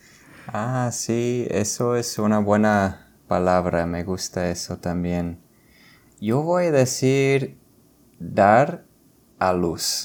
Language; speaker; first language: Spanish; non-native, fluent; English